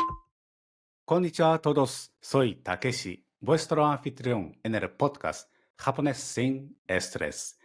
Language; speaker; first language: Spanish; non-native, fluent; Japanese